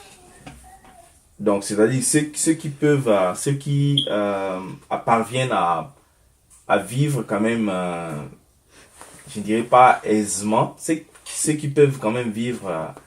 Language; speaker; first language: French; non-native, local second language; Lingala